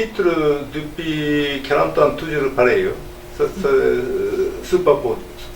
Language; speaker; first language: French; non-native, learner; Japanese